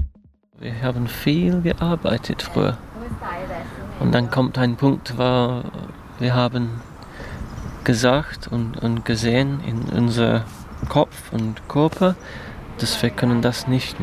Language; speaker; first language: German; non-native, learner; English